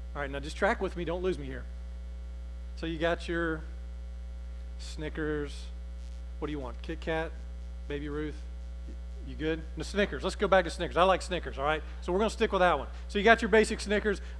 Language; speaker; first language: English; native; English